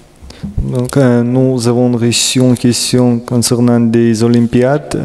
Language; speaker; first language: French; non-native, learner; Russian